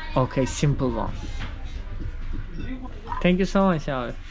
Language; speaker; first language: English; non-native, learner; Turkish